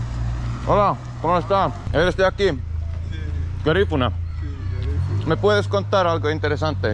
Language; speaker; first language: Spanish; non-native, learner; Finnish